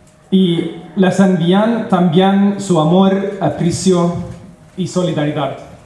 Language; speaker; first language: Spanish; non-native, learner; Arabic